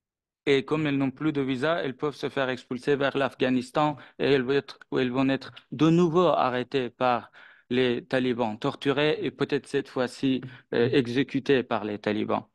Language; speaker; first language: French; non-native, fluent; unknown